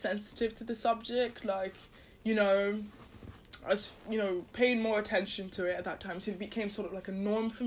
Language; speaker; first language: English; non-native, local second language; Yoruba